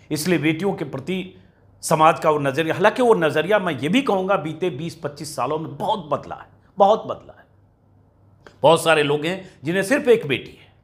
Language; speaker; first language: Hindi; native; Hindi